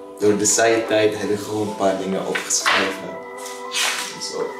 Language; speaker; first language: Dutch; non-native, learner; Arabic